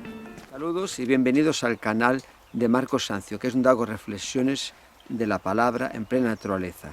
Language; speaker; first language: Spanish; native; Spanish